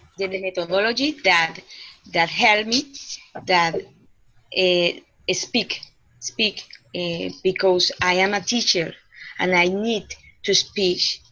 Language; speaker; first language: English; non-native, learner; Spanish